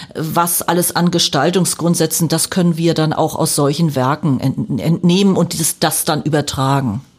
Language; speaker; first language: German; native; German